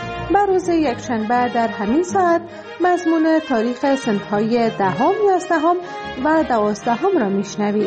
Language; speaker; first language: Persian; native; Persian